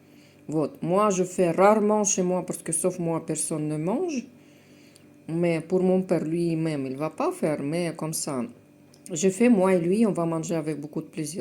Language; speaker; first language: French; non-native, fluent; Russian